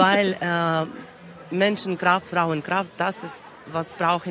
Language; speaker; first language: German; non-native, learner; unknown